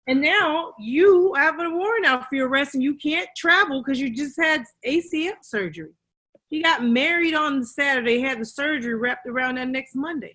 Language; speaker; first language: English; native; English